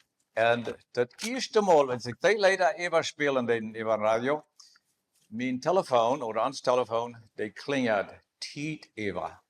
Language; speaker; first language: German; non-native, learner; Plautdietsch